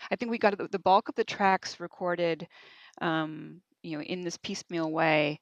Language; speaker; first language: English; native; English